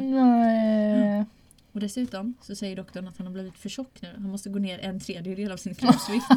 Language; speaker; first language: Swedish; native; Swedish